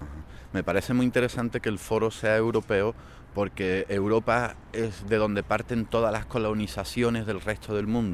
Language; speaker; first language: Spanish; native; Spanish